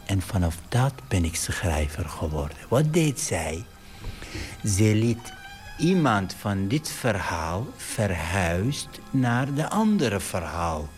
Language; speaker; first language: Dutch; non-native, fluent; Arabic